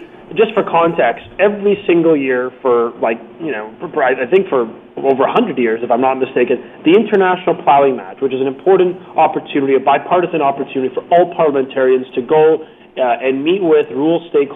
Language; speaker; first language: English; native; English